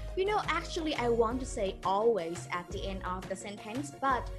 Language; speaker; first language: English; non-native, fluent; Thai